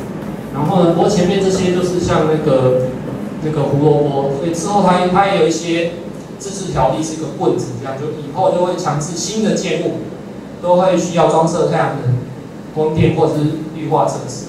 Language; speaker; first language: Chinese; native; Chinese